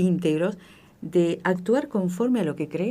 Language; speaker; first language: Spanish; native; Spanish